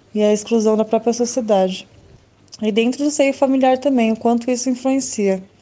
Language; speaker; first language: Portuguese; native; Portuguese